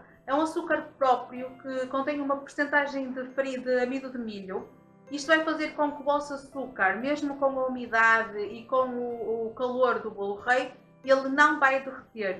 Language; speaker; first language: Portuguese; native; Portuguese